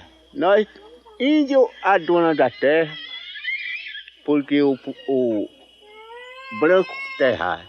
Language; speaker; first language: Portuguese; non-native, local second language; Kayapó